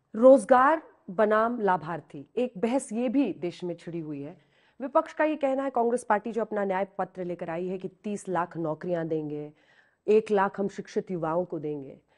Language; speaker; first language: Hindi; native; Hindi